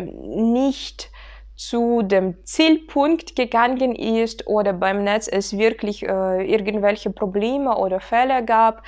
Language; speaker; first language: German; non-native, fluent; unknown